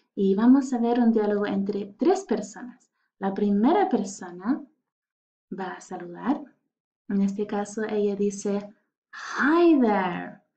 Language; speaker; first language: Spanish; non-native, fluent; English